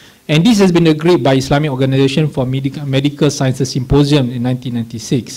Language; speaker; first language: English; non-native, local second language; Malay